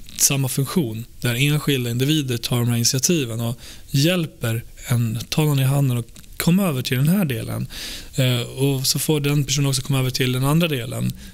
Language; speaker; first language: Swedish; early bilingual, other home language; Albanian